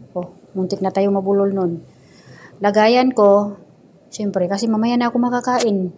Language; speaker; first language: Filipino; non-native, local second language; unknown